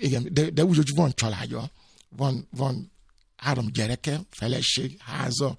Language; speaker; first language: Hungarian; non-native, fluent; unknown